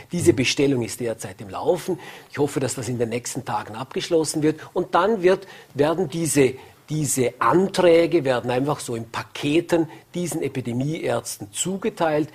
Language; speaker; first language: German; native; German